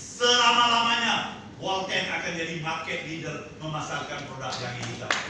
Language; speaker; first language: Indonesian; non-native, fluent; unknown